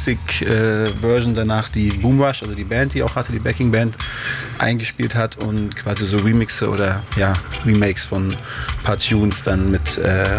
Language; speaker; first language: German; native; German